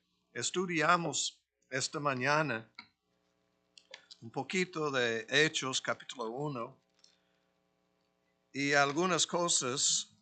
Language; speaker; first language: Spanish; non-native, fluent; English